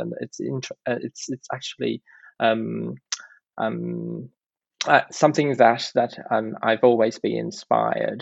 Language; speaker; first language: English; non-native, local second language; Filipino